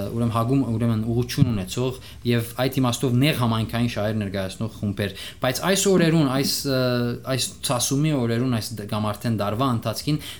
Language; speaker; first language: Armenian; early bilingual, heritage; Armenian